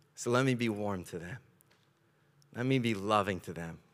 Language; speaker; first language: English; native; English